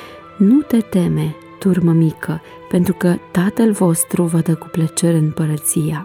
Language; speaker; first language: Romanian; native; Romanian